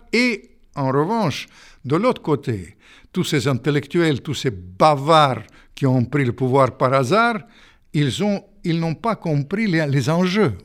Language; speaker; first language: French; non-native, fluent; Russian